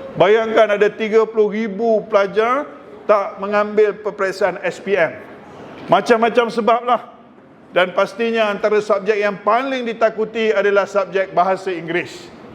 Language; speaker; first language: Malay; native; Malay